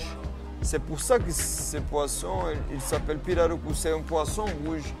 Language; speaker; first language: French; non-native, fluent; Portuguese